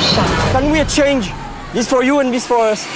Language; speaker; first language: English; non-native, learner; French